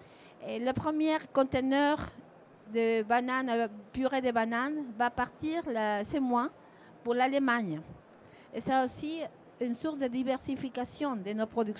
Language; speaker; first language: French; non-native, fluent; Spanish